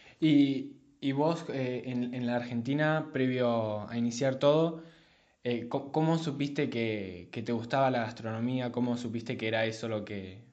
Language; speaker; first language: Spanish; native; Spanish